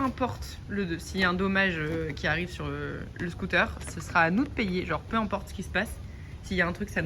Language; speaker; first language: French; native; French